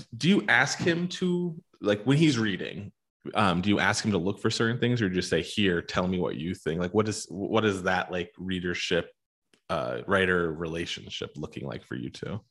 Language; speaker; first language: English; native; English